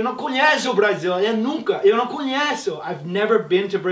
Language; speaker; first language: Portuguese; non-native, fluent; English